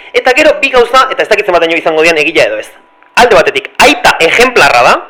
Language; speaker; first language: Basque; native; Basque